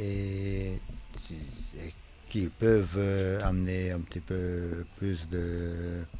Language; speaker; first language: French; non-native, fluent; Romanian